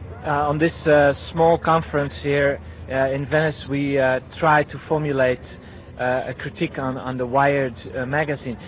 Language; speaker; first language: English; non-native, fluent; Dutch